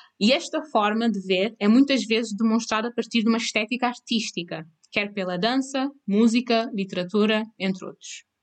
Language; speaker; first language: Portuguese; non-native, local second language; Kabuverdianu